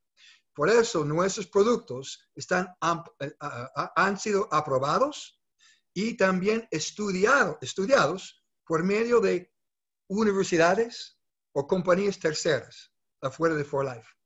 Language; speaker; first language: Spanish; non-native, fluent; English